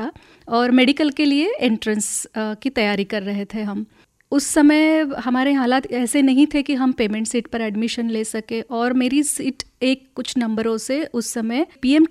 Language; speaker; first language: Hindi; non-native, local second language; Marathi